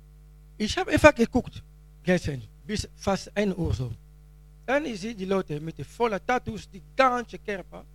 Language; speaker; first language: German; non-native, learner; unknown